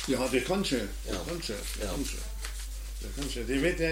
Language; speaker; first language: Danish; non-native, learner; German